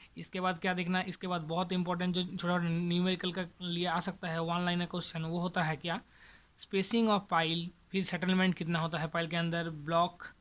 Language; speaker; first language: Hindi; non-native, local second language; Bangla